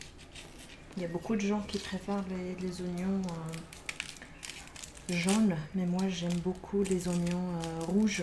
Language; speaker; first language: French; non-native, fluent; Arabic